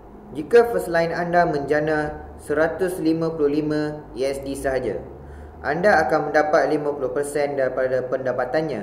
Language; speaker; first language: Malay; native; Malay